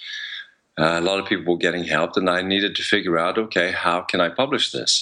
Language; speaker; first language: English; non-native, fluent; Swedish